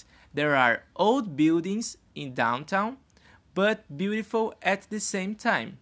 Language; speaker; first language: English; non-native, learner; Portuguese